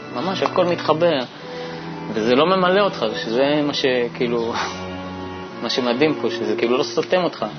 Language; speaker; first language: Hebrew; early bilingual, other home language; French